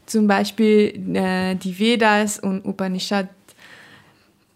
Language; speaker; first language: German; non-native, fluent; Nepali